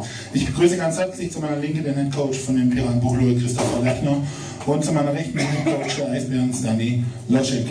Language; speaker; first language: German; native; German